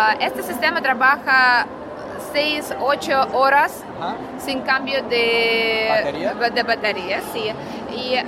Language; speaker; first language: Spanish; non-native, learner; Russian